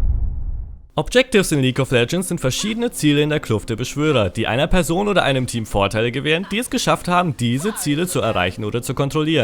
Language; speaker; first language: German; native; German